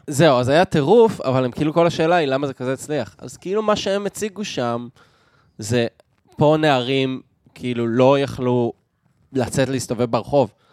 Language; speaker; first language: Hebrew; native; Hebrew